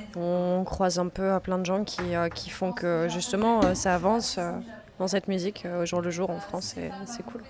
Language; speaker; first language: French; native; French